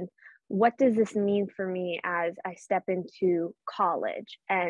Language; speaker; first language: English; native; English